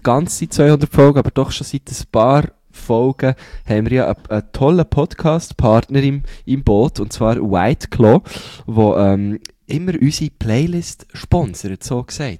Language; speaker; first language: German; native; German